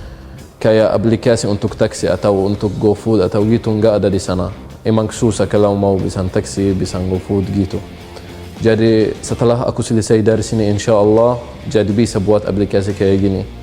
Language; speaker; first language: Indonesian; non-native, fluent; Arabic